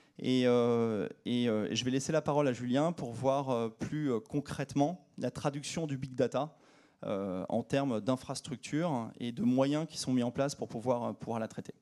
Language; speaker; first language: French; native; French